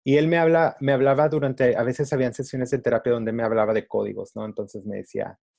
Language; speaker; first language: Spanish; early bilingual, other home language; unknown